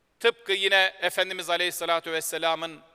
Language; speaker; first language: Turkish; native; Turkish